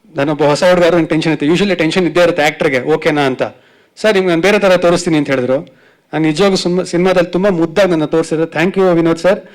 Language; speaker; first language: Kannada; native; Kannada